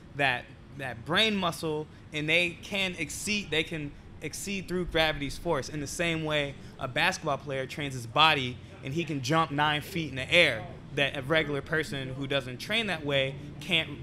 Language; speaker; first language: English; native; English